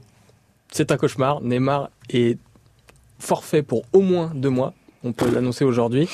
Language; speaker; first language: French; native; French